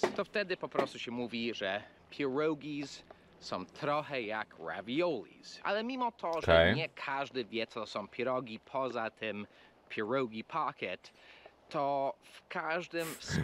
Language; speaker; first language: Polish; non-native, fluent; English